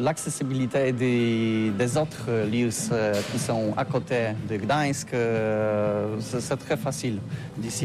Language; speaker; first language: French; non-native, learner; Polish